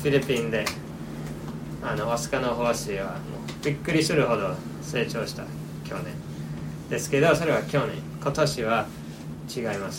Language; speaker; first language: Japanese; non-native, fluent; English